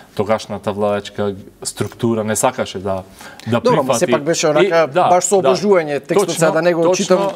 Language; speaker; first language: Macedonian; native; Macedonian